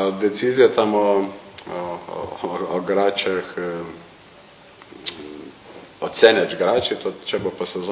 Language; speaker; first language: Polish; non-native, learner; Lithuanian